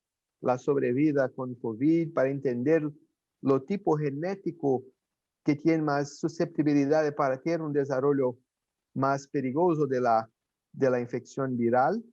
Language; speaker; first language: Spanish; non-native, fluent; Portuguese